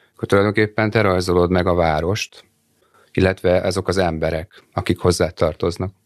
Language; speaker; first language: Hungarian; native; Hungarian